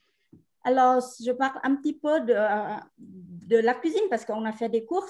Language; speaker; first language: French; non-native, fluent; Vietnamese